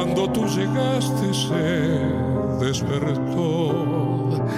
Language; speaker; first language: Spanish; native; Spanish